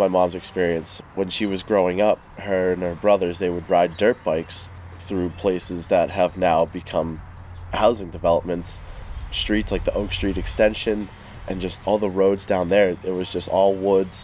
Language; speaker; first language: English; native; English